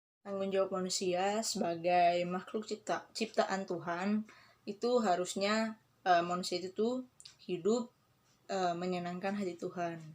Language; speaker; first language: Indonesian; native; Indonesian